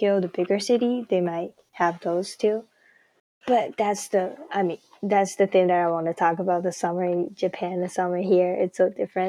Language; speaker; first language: English; non-native, fluent; Chinese